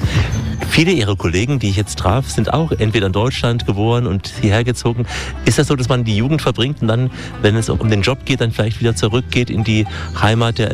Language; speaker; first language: German; native; German